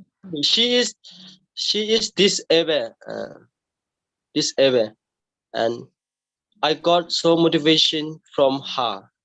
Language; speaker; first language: English; non-native, learner; Burmese